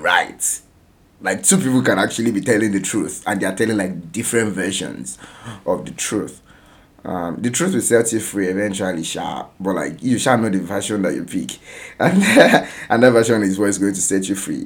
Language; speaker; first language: English; non-native, local second language; Yoruba